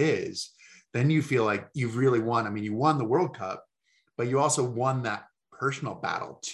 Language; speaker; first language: English; native; English